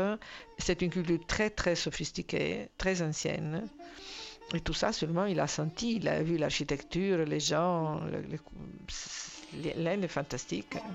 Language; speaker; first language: French; non-native, fluent; Italian